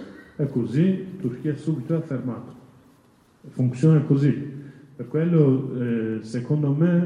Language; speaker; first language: Italian; non-native, learner; Kurdish